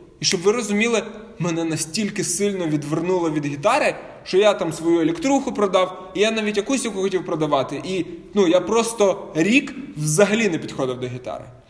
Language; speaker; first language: Ukrainian; non-native, local second language; Russian